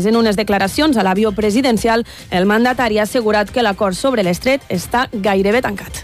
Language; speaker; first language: Catalan; native; Catalan